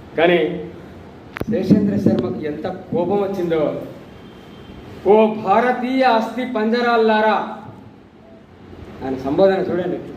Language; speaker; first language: Telugu; native; Telugu